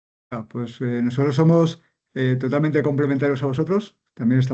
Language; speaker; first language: Spanish; native; Spanish